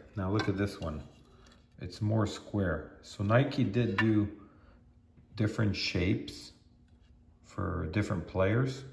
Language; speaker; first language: English; native; English